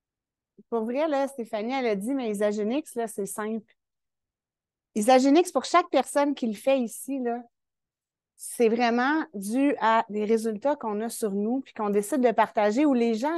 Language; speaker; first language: French; native; French